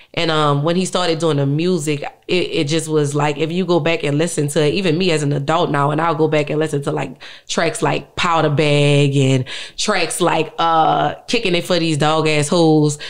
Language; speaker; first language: English; native; English